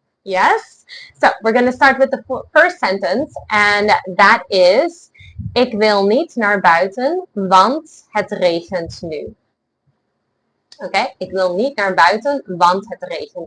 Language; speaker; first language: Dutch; non-native, fluent; English